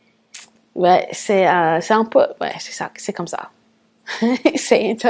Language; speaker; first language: French; non-native, fluent; English